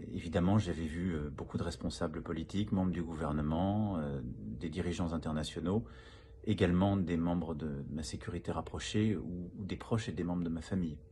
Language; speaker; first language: French; native; French